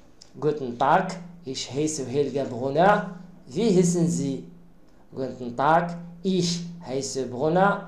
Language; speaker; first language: German; non-native, learner; Arabic